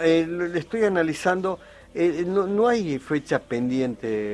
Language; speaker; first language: Spanish; native; Spanish